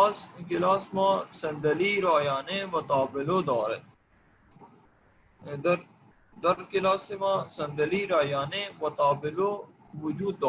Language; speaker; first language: Persian; non-native, learner; Urdu